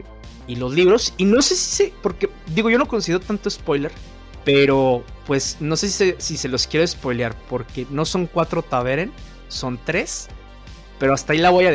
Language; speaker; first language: Spanish; native; Spanish